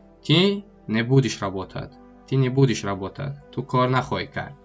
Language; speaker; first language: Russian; non-native, local second language; Tajik